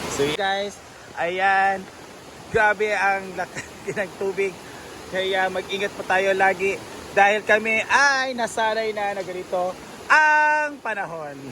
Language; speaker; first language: Filipino; non-native, local second language; Cebuano